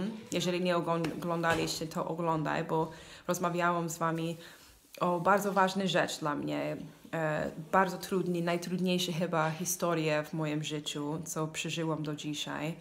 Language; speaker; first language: Polish; non-native, learner; English